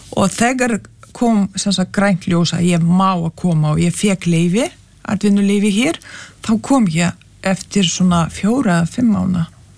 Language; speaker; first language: Icelandic; non-native, fluent; Lithuanian